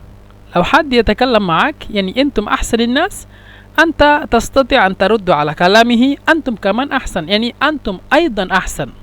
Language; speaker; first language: Arabic; non-native, fluent; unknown